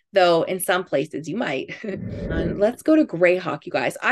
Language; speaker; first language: English; native; English